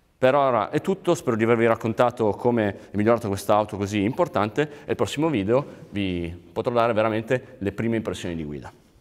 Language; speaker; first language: Italian; native; Italian